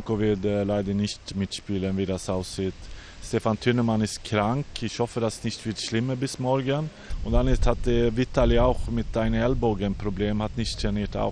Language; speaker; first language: German; non-native, fluent; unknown